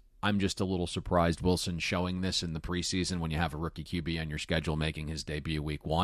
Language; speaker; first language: English; native; English